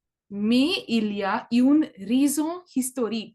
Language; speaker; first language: French; non-native, learner; English